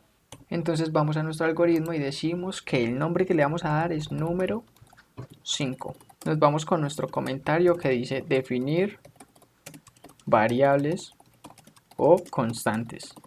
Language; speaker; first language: Spanish; native; Spanish